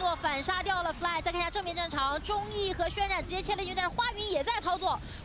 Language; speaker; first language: Chinese; native; Chinese